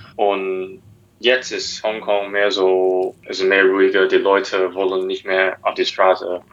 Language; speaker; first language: German; non-native, learner; Cantonese